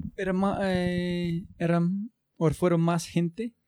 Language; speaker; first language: Spanish; non-native, learner; English